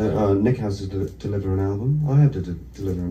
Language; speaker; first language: English; native; English